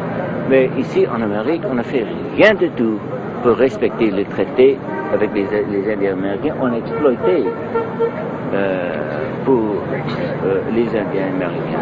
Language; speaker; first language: French; non-native, learner; English